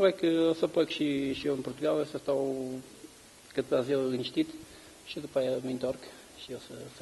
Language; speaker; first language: Romanian; non-native, learner; Portuguese